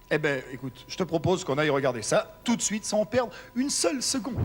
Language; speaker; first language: French; native; French